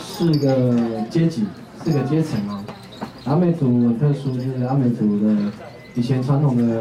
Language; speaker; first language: Chinese; non-native, local second language; Amis